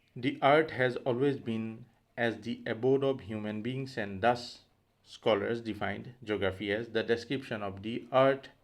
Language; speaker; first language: English; non-native, local second language; Assamese